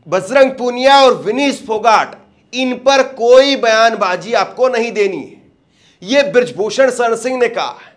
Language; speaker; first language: Hindi; native; Hindi